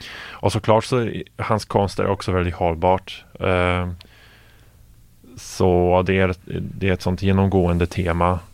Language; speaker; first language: Swedish; non-native, fluent; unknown